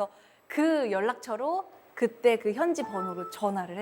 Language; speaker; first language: Korean; native; Korean